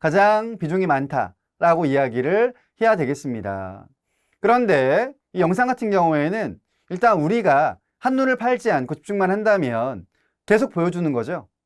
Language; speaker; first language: Korean; native; Korean